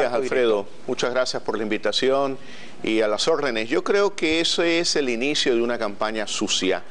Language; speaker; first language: Spanish; native; Spanish